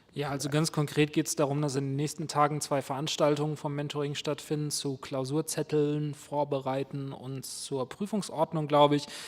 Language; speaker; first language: German; native; German